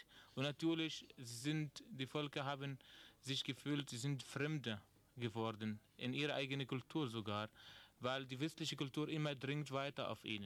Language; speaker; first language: German; non-native, learner; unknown